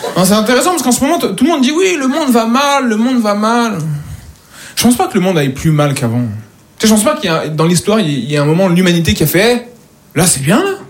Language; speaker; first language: French; native; French